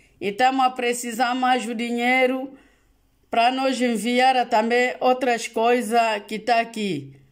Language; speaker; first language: Portuguese; non-native, local second language; Lingala